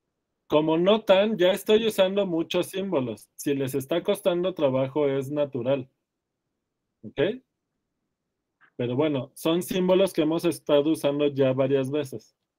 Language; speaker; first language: Spanish; native; Spanish